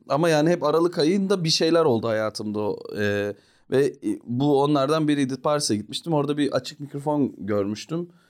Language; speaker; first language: Turkish; early bilingual, heritage; Turkish